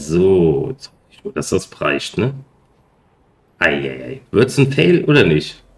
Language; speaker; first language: German; native; German